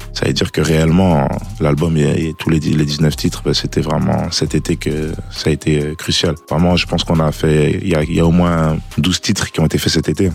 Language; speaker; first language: French; early bilingual, other home language; Lingala